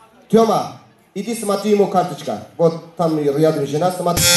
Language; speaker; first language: Russian; non-native, learner; Turkish